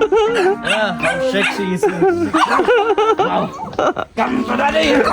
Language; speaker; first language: English; non-native, local second language; Filipino